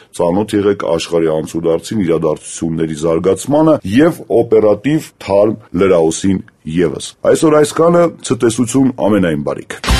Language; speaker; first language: Armenian; native; Armenian